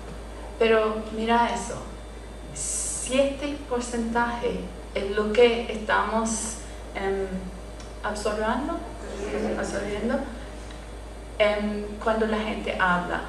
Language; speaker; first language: Spanish; non-native, fluent; English